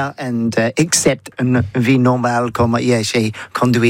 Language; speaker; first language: French; non-native, learner; English